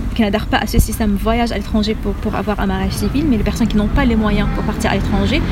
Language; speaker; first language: French; non-native, local second language; Arabic